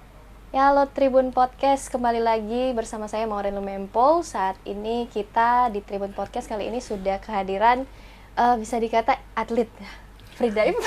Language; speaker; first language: Indonesian; native; Indonesian